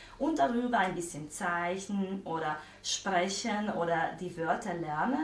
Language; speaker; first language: German; non-native, fluent; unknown